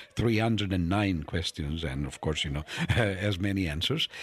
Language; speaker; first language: English; non-native, fluent; Italian